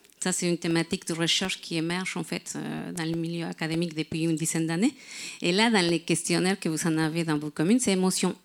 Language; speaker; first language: French; non-native, fluent; Spanish